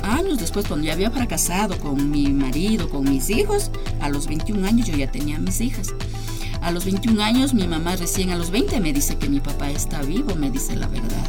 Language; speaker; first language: Spanish; native; Spanish